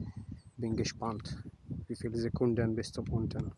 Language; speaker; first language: German; non-native, fluent; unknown